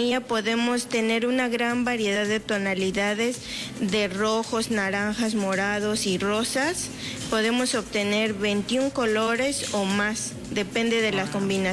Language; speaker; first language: Spanish; non-native, local second language; Zapotec